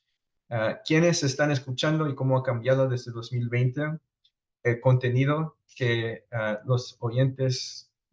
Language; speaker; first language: Spanish; early bilingual, heritage; Spanish